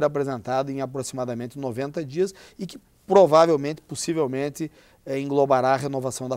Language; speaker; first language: Portuguese; native; Portuguese